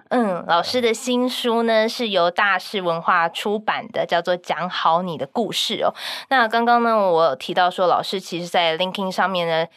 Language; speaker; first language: Chinese; native; Chinese